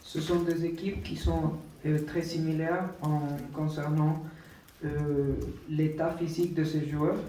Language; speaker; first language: French; non-native, fluent; Spanish